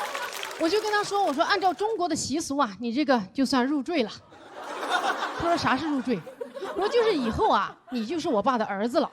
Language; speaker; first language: Chinese; native; Chinese